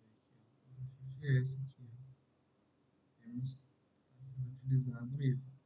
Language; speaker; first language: Portuguese; native; Portuguese